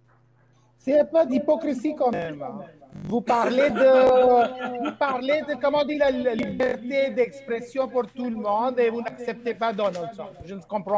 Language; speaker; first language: French; non-native, fluent; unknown